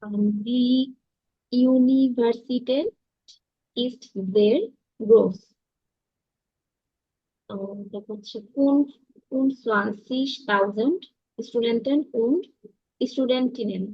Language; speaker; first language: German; non-native, learner; Bangla